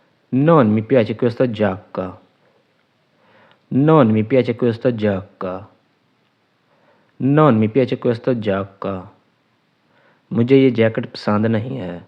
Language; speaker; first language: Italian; non-native, learner; Urdu